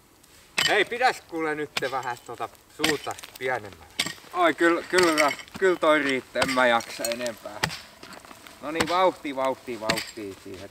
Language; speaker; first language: Finnish; native; Finnish